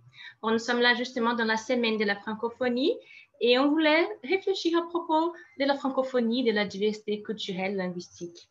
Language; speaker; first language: French; non-native, fluent; Portuguese